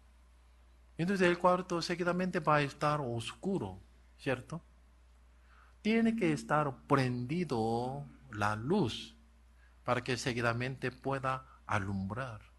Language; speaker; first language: Spanish; non-native, learner; Korean